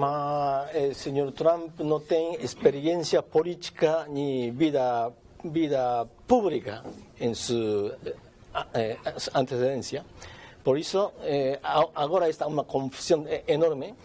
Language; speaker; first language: Portuguese; non-native, learner; Japanese